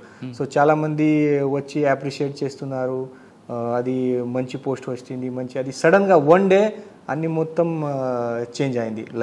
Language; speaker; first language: Telugu; non-native, learner; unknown